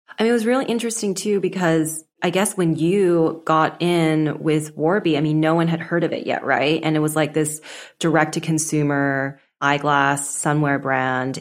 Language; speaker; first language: English; native; English